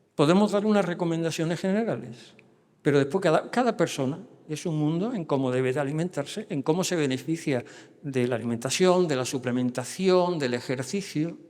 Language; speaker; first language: Spanish; native; Spanish